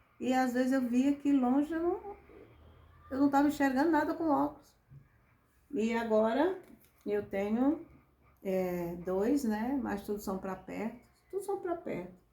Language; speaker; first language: Portuguese; native; Portuguese